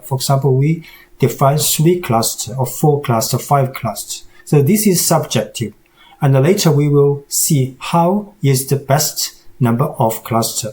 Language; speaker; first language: English; non-native, fluent; Chinese